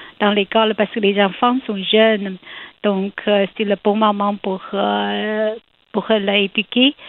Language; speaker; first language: French; non-native, learner; Chinese